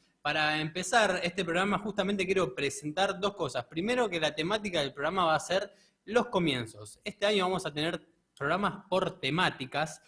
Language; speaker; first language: Spanish; native; Spanish